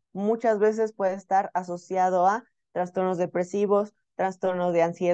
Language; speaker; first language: Spanish; native; Spanish